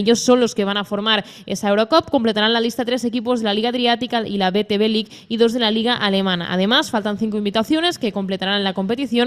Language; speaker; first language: Spanish; native; Spanish